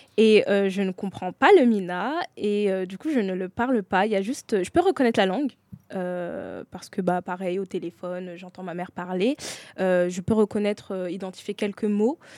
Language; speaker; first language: French; early bilingual, other home language; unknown